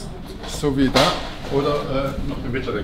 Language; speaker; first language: German; native; German